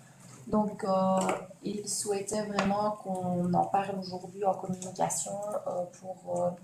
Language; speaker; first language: French; native; French